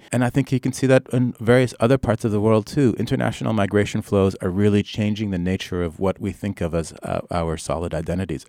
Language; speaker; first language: English; early bilingual, other home language; Arabic